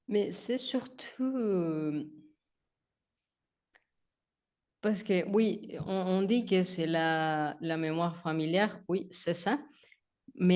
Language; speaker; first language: French; non-native, learner; Spanish